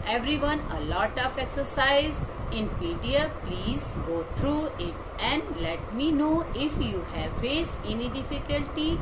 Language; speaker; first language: English; non-native, local second language; Hindi